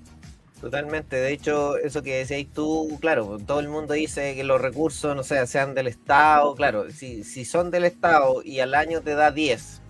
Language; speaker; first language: Spanish; native; Spanish